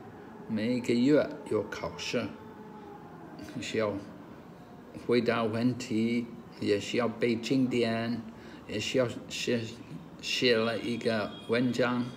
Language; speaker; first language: Chinese; non-native, learner; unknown